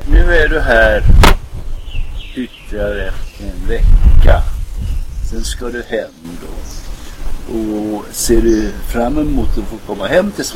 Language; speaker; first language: Swedish; native; Swedish